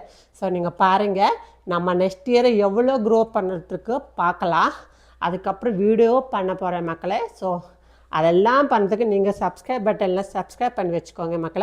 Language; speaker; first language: Tamil; non-native, local second language; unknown